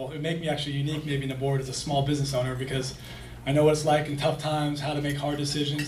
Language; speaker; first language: English; native; English